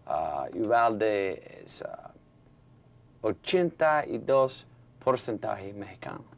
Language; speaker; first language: Spanish; non-native, local second language; English